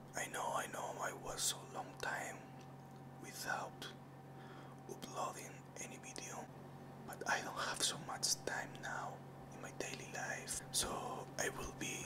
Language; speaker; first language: English; non-native, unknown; Spanish